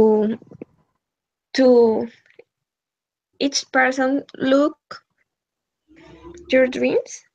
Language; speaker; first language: English; non-native, learner; Spanish